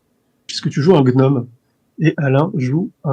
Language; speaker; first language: French; native; French